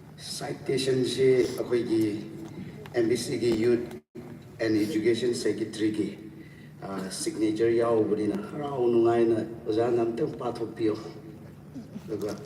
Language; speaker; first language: Manipuri; non-native, local second language; Rongmei Naga